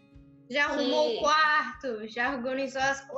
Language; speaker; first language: Portuguese; early bilingual, other home language; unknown